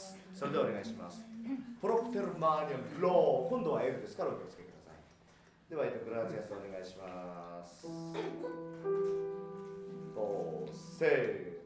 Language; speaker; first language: Japanese; native; Japanese